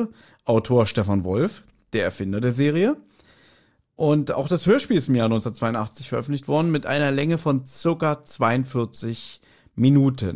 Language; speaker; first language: German; native; German